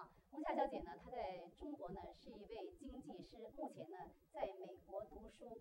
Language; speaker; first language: Chinese; native; Chinese